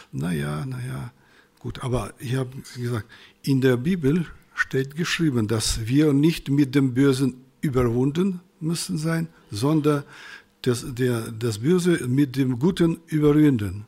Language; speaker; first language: German; non-native, fluent; Russian